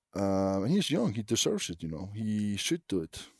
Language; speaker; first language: English; non-native, fluent; Icelandic